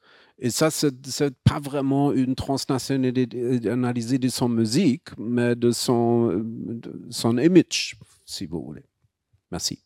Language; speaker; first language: French; non-native, fluent; German